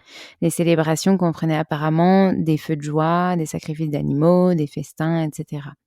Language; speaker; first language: French; native; French